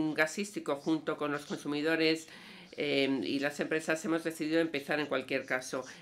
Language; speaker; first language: Spanish; non-native, fluent; Danish